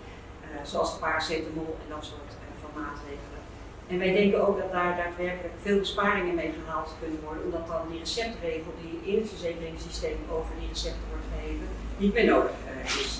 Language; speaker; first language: Dutch; non-native, local second language; Papiamento